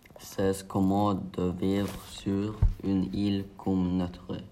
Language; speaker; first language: French; non-native, learner; Norwegian